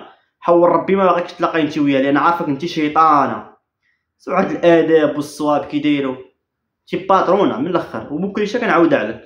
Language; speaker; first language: Arabic; native; Arabic